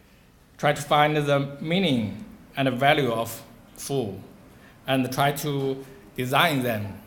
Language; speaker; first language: English; non-native, learner; Chinese